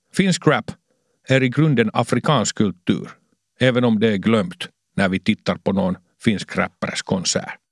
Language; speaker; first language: Swedish; non-native, local second language; Finnish